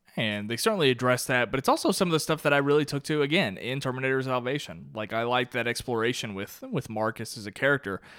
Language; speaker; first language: English; native; English